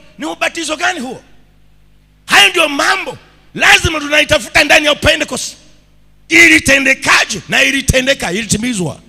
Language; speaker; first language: Swahili; non-native, local second language; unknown